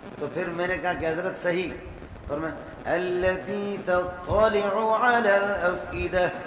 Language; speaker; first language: Urdu; non-native, local second language; Brahui